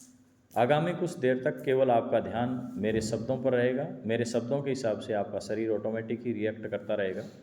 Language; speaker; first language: Hindi; native; Hindi